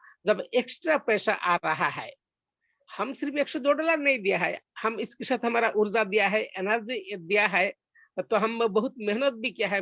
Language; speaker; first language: Hindi; non-native, local second language; Bangla